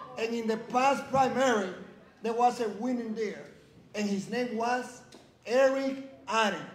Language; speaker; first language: English; non-native, fluent; Spanish